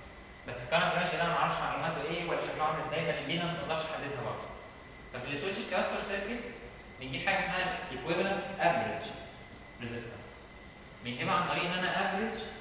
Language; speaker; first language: Arabic; native; Arabic